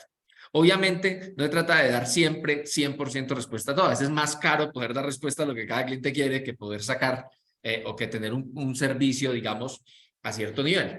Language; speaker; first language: Spanish; native; Spanish